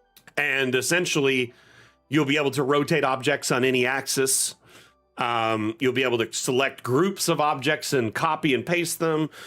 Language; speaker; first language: English; native; English